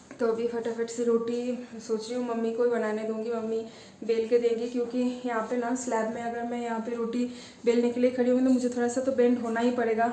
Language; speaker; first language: Hindi; non-native, local second language; Bangla